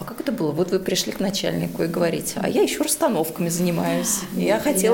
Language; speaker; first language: Russian; native; Russian